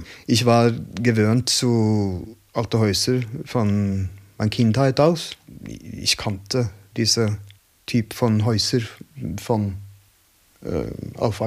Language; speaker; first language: German; non-native, learner; Norwegian